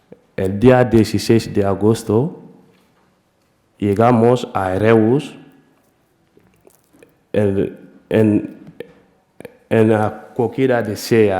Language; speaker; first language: Spanish; non-native, learner; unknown